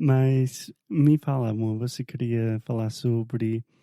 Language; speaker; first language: Portuguese; non-native, fluent; English